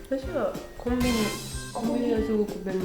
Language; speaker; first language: Japanese; non-native, learner; Spanish